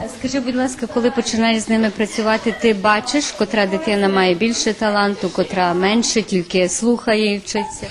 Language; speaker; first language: Ukrainian; early bilingual, heritage; Ukrainian